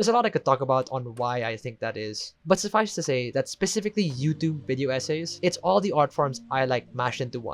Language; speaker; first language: English; native; English